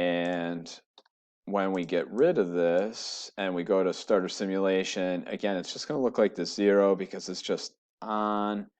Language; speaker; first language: English; native; English